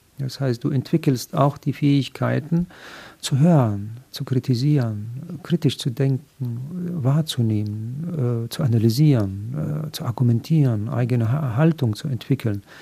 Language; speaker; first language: German; non-native, fluent; Arabic